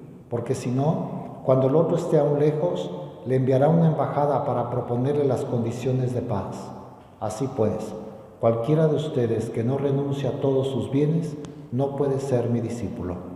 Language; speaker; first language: Spanish; native; Spanish